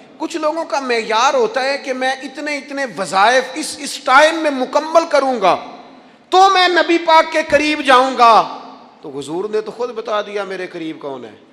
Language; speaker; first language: Urdu; non-native, local second language; Punjabi